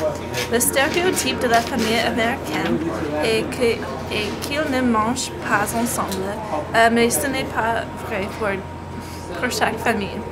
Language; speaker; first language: French; non-native, learner; English